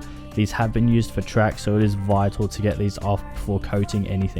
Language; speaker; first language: English; native; English